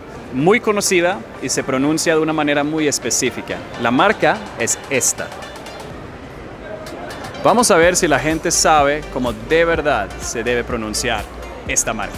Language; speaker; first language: Spanish; non-native, fluent; English